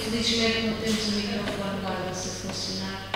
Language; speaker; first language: Portuguese; native; Portuguese